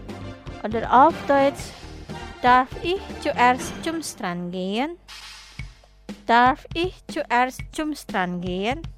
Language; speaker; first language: German; non-native, fluent; Indonesian